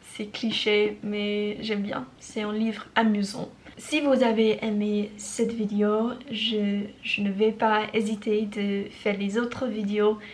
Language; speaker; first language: French; non-native, learner; English